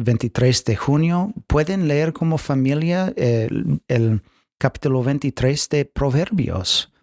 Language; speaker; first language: Spanish; non-native, fluent; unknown